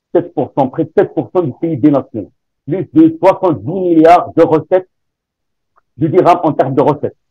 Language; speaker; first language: French; non-native, local second language; Arabic